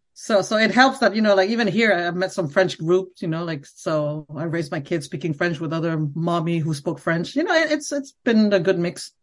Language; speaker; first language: English; non-native, fluent; Khmer